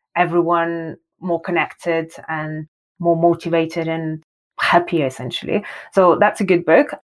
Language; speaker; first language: English; non-native, fluent; Russian